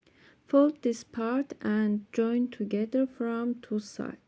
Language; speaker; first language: English; non-native, learner; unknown